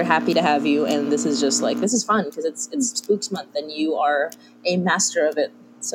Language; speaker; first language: English; non-native, local second language; Filipino